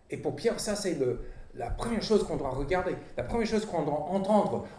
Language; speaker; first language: French; non-native, fluent; English